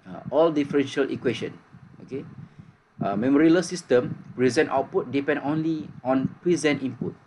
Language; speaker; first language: English; non-native, local second language; Malay